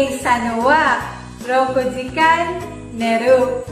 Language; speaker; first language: Japanese; non-native, fluent; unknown